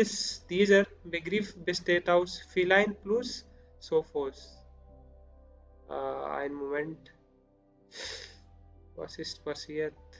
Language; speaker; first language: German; non-native, learner; Spanish